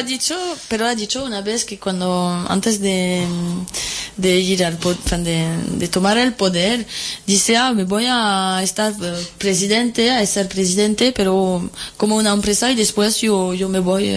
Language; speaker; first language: Spanish; non-native, fluent; French